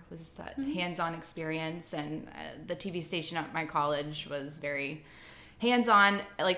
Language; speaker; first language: English; native; English